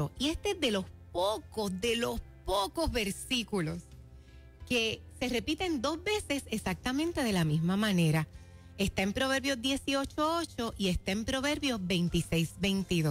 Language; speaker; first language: Spanish; native; Spanish